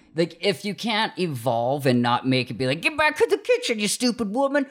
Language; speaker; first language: English; native; English